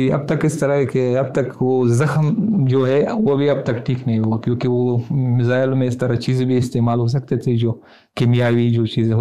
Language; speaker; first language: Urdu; non-native, fluent; Pashto